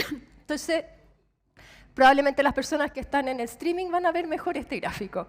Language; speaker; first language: Spanish; native; Spanish